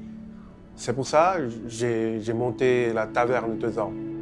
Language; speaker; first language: French; non-native, fluent; Chinese